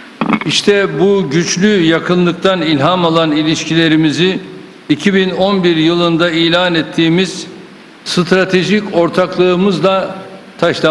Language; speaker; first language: Turkish; native; Turkish